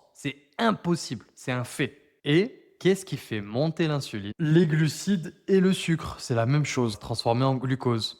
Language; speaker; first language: French; native; French